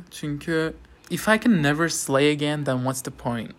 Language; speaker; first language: English; non-native, fluent; Turkish